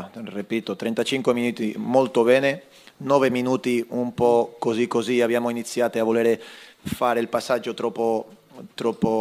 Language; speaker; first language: Italian; non-native, fluent; Spanish